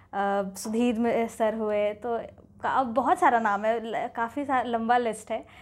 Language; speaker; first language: Hindi; native; Hindi